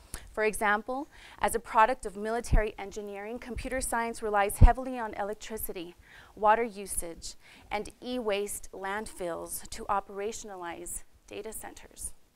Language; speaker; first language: English; native; English